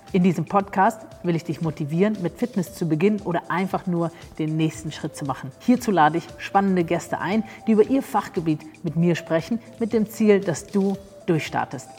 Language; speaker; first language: German; native; German